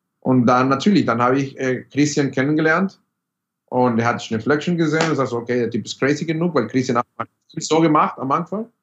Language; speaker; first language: German; non-native, fluent; Spanish